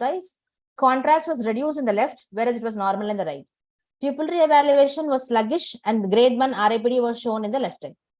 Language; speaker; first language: English; non-native, local second language; Tamil